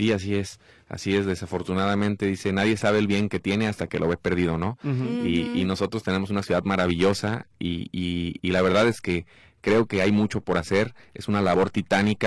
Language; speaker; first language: Spanish; native; Spanish